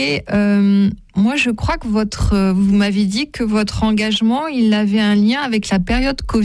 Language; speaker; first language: French; native; French